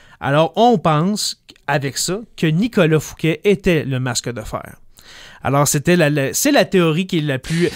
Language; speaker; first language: French; native; French